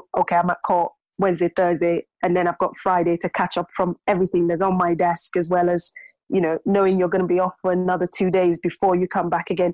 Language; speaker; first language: English; non-native, local second language; Yoruba